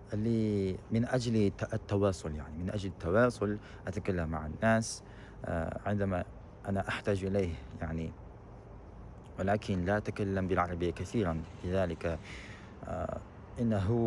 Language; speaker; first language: Arabic; non-native, fluent; Kazakh